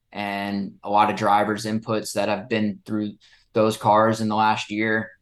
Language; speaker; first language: English; native; English